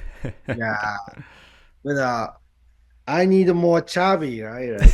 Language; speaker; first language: English; non-native, learner; Japanese